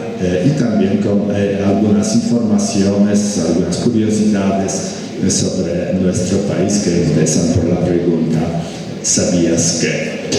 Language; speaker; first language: Spanish; non-native, fluent; Polish